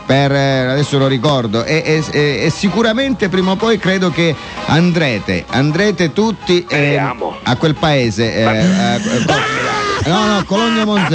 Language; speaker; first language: Italian; native; Italian